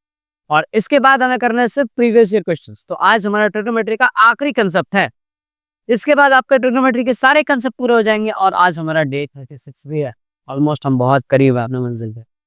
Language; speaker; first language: Hindi; non-native, local second language; Gujarati